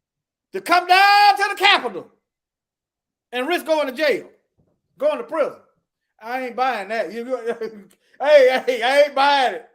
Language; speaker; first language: English; native; English